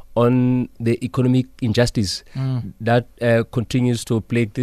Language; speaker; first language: English; non-native, local second language; Southern Sotho